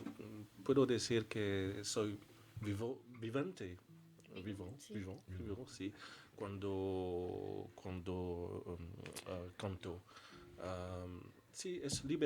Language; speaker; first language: Spanish; non-native, learner; French